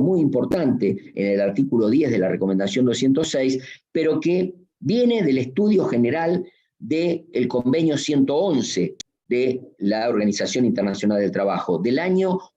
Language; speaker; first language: Spanish; native; Spanish